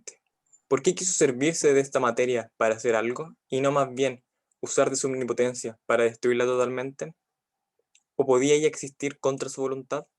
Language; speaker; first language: Spanish; native; Spanish